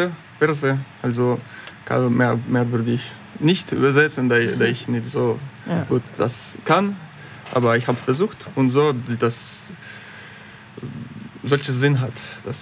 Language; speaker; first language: German; non-native, learner; Ukrainian